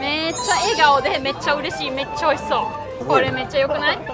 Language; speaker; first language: Japanese; non-native, fluent; German